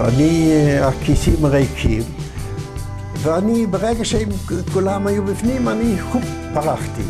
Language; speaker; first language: Hebrew; non-native, fluent; Yiddish